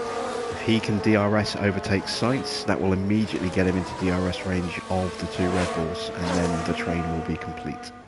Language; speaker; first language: English; native; English